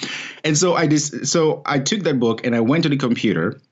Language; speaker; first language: English; non-native, fluent; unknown